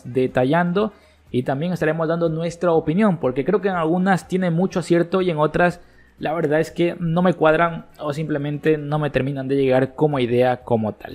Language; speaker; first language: Spanish; native; Spanish